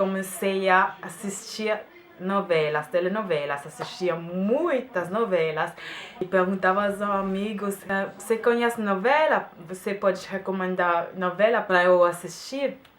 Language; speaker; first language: Portuguese; non-native, fluent; German